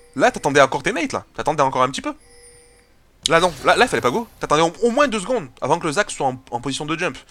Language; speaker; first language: French; native; French